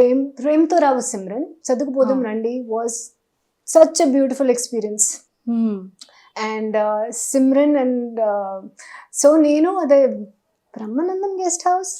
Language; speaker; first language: Telugu; non-native, learner; Hindi